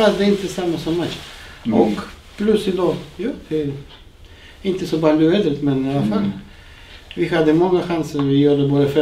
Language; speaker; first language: Swedish; non-native, fluent; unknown